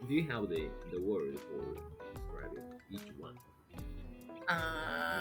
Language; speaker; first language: English; non-native, fluent; Japanese